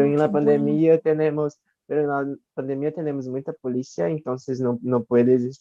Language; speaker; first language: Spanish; non-native, learner; Portuguese